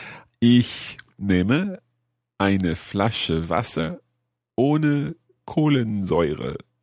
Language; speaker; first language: German; non-native, learner; English